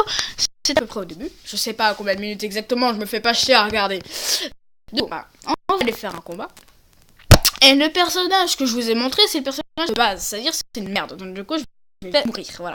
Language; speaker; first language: French; native; French